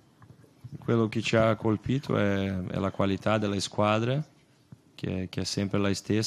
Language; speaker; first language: Italian; non-native, fluent; Portuguese